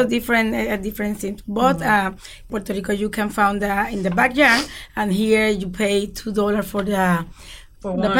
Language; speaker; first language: English; non-native, learner; Spanish